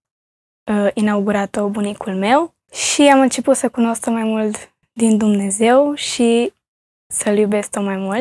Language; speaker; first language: Romanian; early bilingual, heritage; Romanian